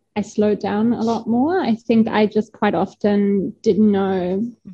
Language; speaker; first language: English; non-native, fluent; German